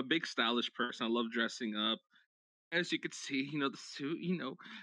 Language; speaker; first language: English; native; English